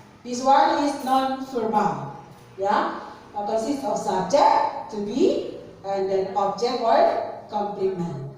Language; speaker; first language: English; non-native, fluent; Indonesian